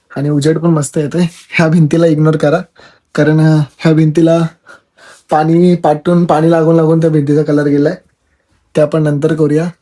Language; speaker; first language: Marathi; non-native, local second language; Telugu